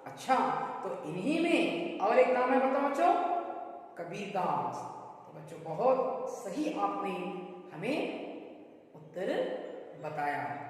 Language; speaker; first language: Hindi; non-native, local second language; Kannada